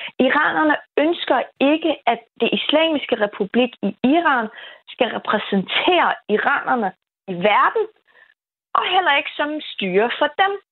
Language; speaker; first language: Danish; early bilingual, other home language; Kurdish